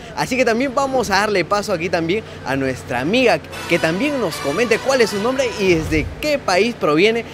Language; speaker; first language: Spanish; native; Spanish